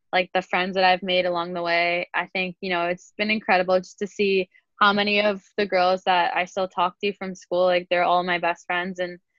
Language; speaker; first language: English; native; English